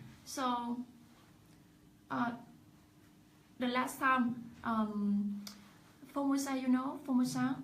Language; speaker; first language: English; non-native, learner; Vietnamese